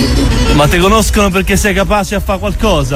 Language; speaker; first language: Italian; native; Italian